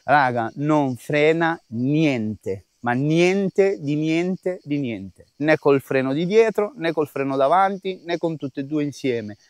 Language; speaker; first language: Italian; native; Italian